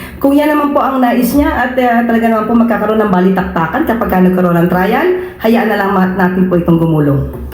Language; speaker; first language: Filipino; native; Filipino